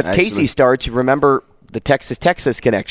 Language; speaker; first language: English; native; English